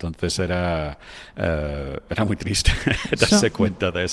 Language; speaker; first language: Spanish; non-native, fluent; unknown